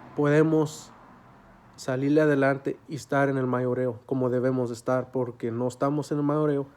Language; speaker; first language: Spanish; early bilingual, other home language; English